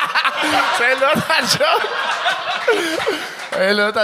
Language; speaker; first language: French; native; French